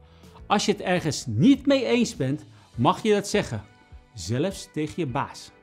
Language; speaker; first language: Dutch; non-native, fluent; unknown